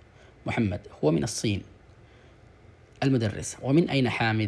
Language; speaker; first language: Arabic; non-native, fluent; Tamil